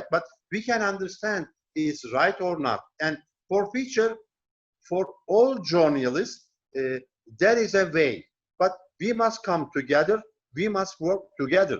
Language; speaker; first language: English; non-native, learner; Turkish